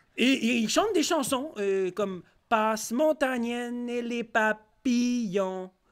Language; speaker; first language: French; native; French